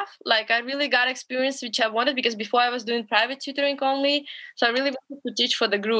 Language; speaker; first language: English; non-native, fluent; Russian